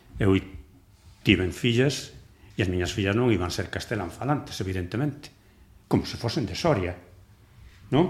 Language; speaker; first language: Galician; non-native, local second language; Spanish